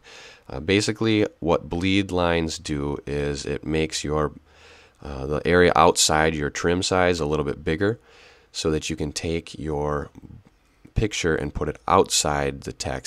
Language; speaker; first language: English; native; English